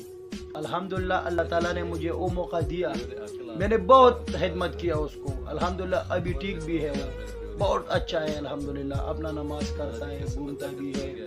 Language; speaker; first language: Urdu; non-native, local second language; Pashto